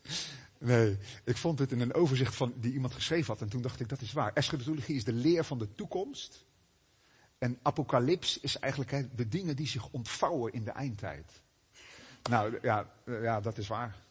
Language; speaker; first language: Dutch; native; Dutch